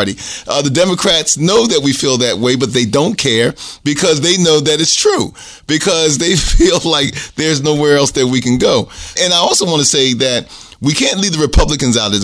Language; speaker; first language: English; native; English